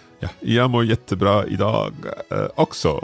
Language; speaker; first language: Swedish; non-native, learner; English